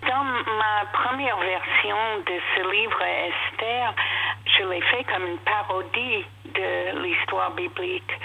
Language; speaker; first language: French; non-native, fluent; English